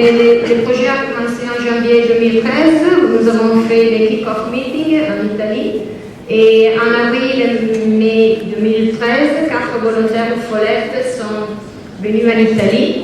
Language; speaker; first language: French; non-native, learner; Italian